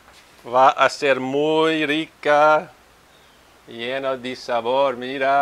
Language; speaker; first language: Spanish; non-native, fluent; Italian